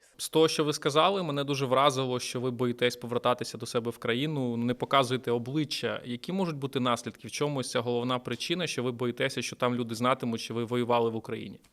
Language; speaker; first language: Ukrainian; native; Ukrainian